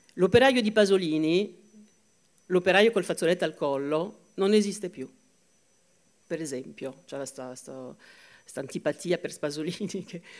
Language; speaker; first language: Italian; non-native, fluent; French